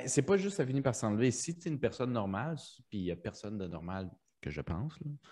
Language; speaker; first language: French; early bilingual, other home language; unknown